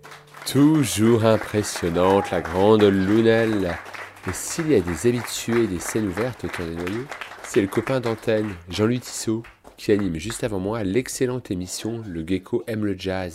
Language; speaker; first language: French; native; French